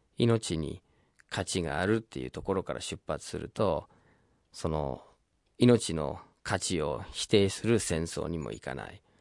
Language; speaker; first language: Japanese; non-native, fluent; English